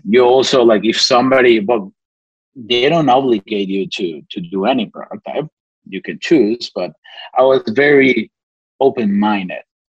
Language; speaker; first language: English; non-native, fluent; Spanish